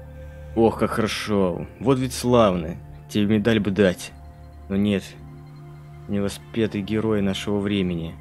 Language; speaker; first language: Russian; native; Russian